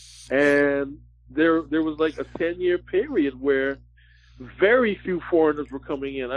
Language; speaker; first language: English; native; English